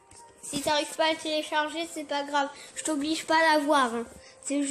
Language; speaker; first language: French; native; French